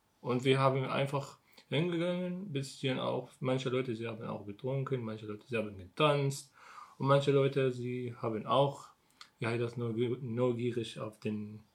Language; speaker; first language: German; non-native, learner; Arabic